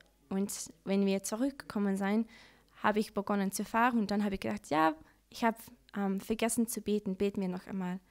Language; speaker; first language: German; non-native, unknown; Dutch